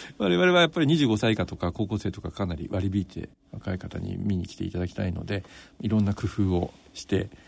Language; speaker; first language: Japanese; native; Japanese